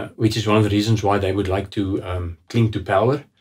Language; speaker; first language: English; non-native, local second language; Afrikaans